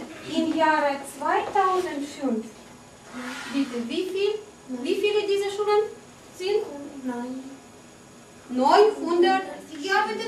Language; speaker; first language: German; non-native, fluent; Russian